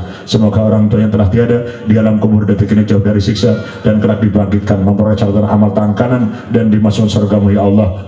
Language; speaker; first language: Indonesian; non-native, local second language; Javanese